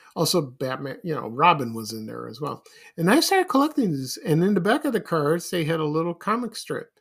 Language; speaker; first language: English; native; English